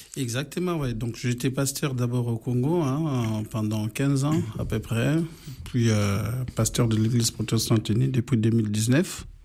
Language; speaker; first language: French; non-native, local second language; Lingala